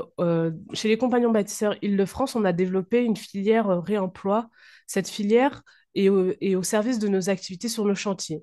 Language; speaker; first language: French; native; French